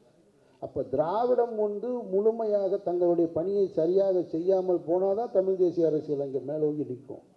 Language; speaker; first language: Tamil; native; Tamil